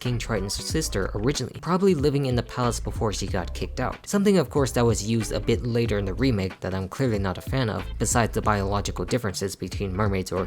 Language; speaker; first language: English; native; English